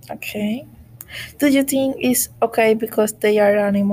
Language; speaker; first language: English; non-native, learner; Spanish